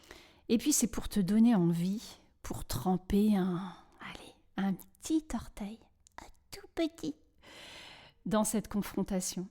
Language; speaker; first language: French; native; French